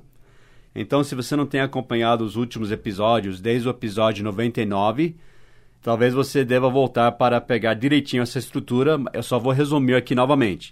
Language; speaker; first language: Portuguese; non-native, fluent; English